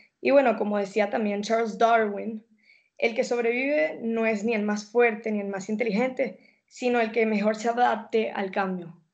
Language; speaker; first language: Spanish; native; Spanish